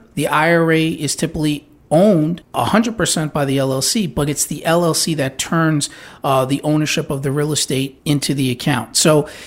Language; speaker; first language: English; native; English